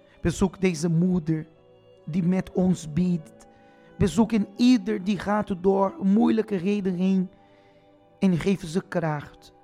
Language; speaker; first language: Dutch; non-native, fluent; Portuguese